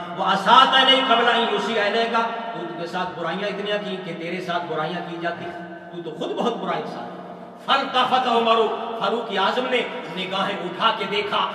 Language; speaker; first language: Urdu; non-native, local second language; Punjabi